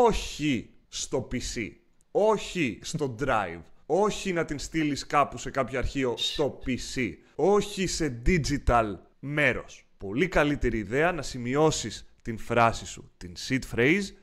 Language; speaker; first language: Greek; native; Greek